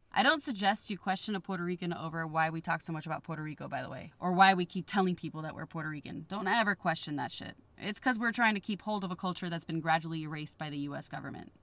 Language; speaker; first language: English; native; English